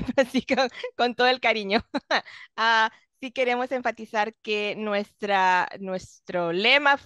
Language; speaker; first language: English; non-native, fluent; Spanish